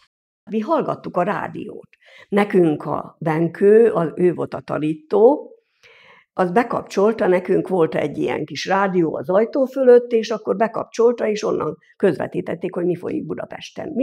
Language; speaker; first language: Hungarian; native; Hungarian